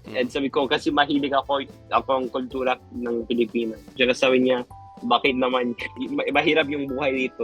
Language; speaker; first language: Filipino; non-native, fluent; Spanish